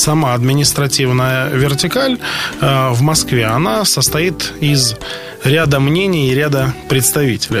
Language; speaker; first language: Russian; native; Russian